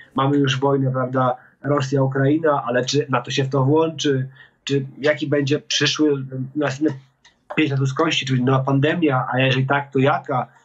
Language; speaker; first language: Polish; native; Polish